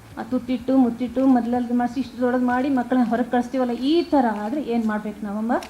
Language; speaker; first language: Kannada; native; Kannada